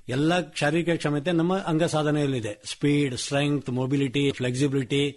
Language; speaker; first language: Kannada; native; Kannada